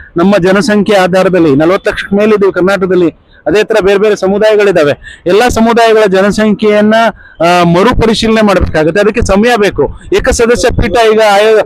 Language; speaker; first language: Kannada; non-native, local second language; Lambadi